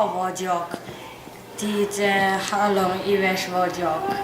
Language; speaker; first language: Hungarian; non-native, learner; Chinese